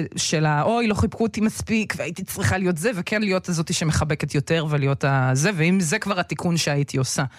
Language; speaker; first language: Hebrew; early bilingual, other home language; Russian